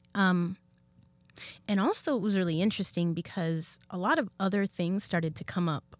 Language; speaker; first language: English; native; English